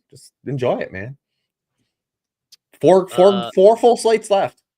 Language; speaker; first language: English; native; English